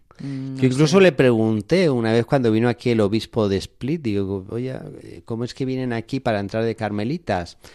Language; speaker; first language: Spanish; native; Spanish